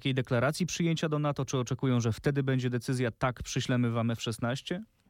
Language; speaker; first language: Polish; native; Polish